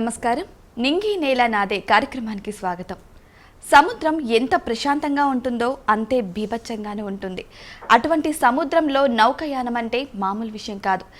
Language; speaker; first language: Telugu; native; Telugu